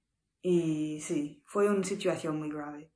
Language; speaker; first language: Spanish; non-native, learner; English